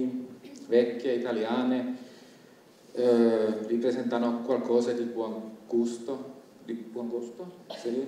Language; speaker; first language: Italian; non-native, fluent; Finnish